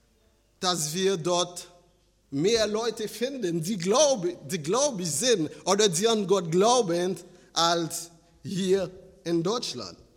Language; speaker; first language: German; non-native, fluent; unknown